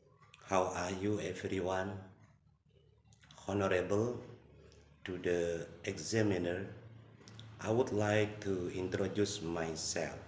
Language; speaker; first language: English; non-native, learner; Indonesian